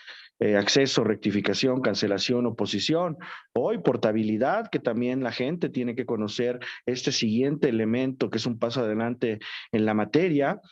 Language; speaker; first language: Spanish; native; Spanish